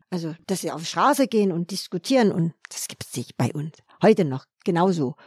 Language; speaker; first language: German; non-native, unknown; Vietnamese